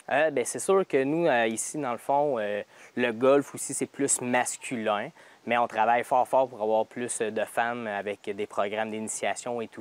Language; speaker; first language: French; native; French